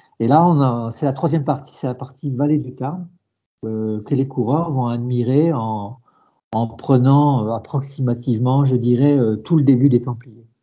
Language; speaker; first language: French; native; French